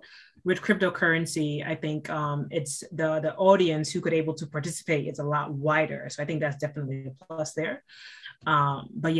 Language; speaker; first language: English; native; English